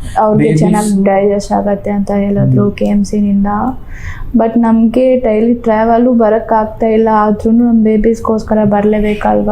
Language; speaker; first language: Kannada; non-native, local second language; Telugu